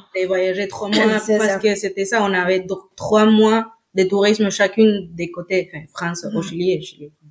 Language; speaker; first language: French; non-native, fluent; Spanish